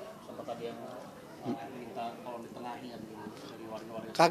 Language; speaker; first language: Indonesian; native; Indonesian